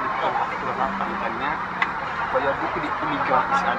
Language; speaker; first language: French; non-native, learner; Wolof